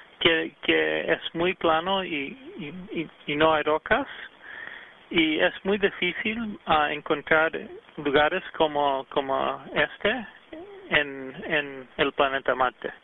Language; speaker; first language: Spanish; early bilingual, heritage; English